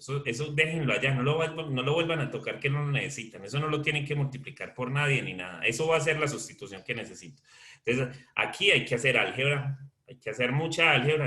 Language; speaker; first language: Spanish; native; Spanish